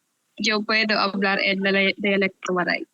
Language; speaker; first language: Spanish; non-native, learner; Waray